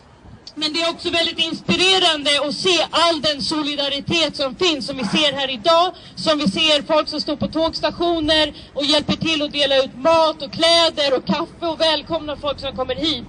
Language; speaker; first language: Swedish; native; Swedish